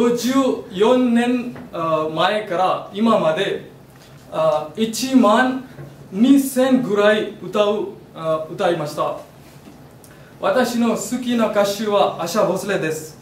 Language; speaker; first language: Japanese; non-native, learner; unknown